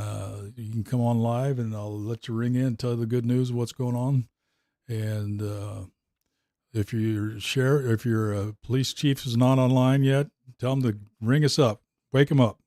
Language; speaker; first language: English; native; English